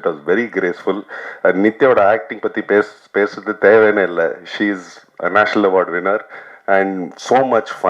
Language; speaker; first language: Tamil; non-native, local second language; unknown